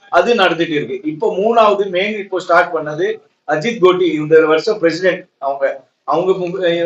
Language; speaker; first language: Tamil; non-native, local second language; Marwari